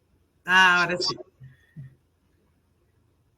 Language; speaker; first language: Spanish; non-native, learner; Portuguese